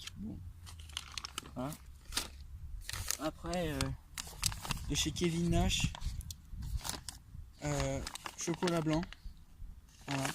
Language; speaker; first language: French; native; French